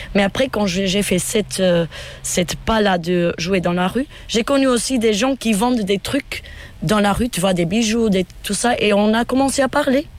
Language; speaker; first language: French; non-native, fluent; Portuguese